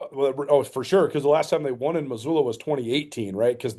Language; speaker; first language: English; native; English